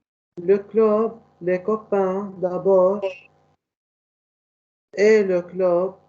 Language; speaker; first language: French; non-native, learner; Arabic